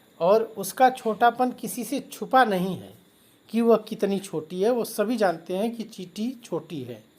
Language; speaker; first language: Hindi; native; Hindi